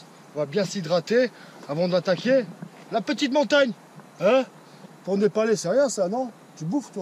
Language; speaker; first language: French; native; French